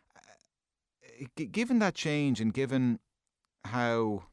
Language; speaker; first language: English; native; English